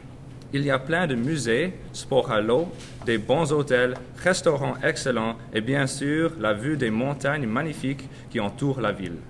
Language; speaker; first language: French; non-native, learner; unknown